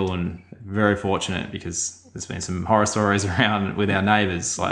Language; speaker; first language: English; native; English